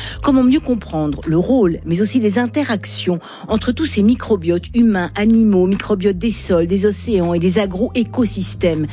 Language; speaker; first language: French; native; French